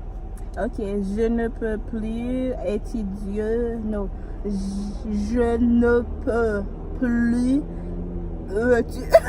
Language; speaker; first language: French; non-native, learner; Haitian Creole